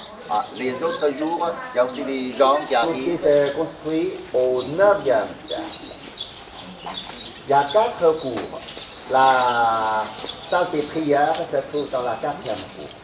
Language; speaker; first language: French; non-native, fluent; Chinese